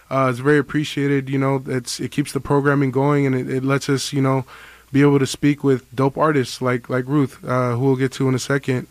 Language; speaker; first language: English; native; English